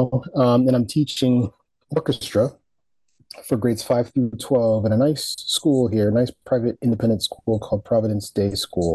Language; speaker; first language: English; native; English